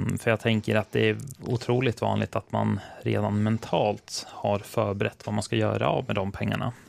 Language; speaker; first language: Swedish; early bilingual, other home language; Serbian